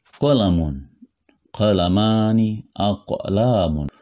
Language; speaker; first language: Arabic; non-native, fluent; Indonesian